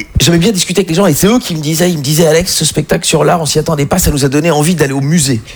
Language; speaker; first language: French; native; French